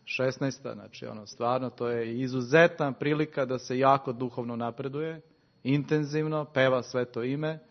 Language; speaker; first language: Serbian; native; Serbian